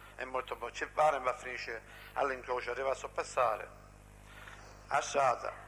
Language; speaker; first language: Italian; non-native, local second language; Sicilian